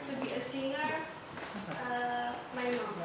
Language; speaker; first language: English; non-native, learner; Indonesian